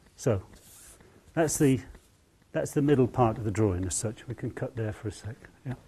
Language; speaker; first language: English; native; English